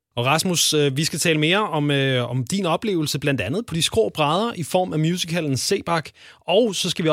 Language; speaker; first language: Danish; native; Danish